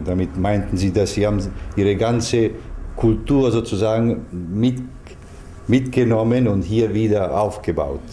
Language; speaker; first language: German; early bilingual, heritage; German